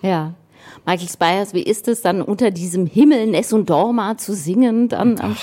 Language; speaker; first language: German; native; German